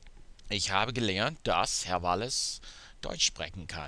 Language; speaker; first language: German; non-native, fluent; English